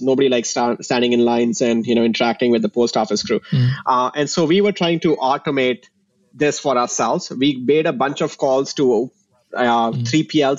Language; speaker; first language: English; non-native, local second language; Hindi